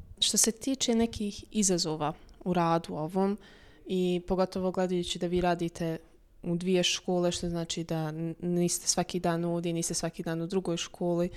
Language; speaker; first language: Croatian; native; Croatian